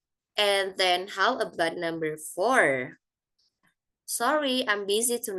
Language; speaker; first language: English; non-native, fluent; Indonesian